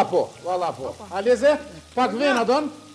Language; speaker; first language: Albanian; native; Albanian